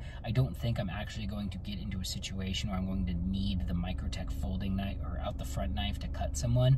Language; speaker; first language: English; native; English